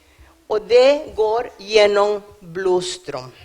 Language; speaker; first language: Norwegian; non-native, learner; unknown